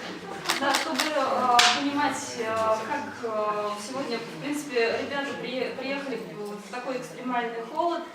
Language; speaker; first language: Russian; native; Russian